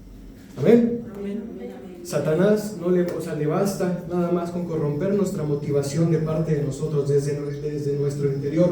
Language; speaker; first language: Spanish; native; Spanish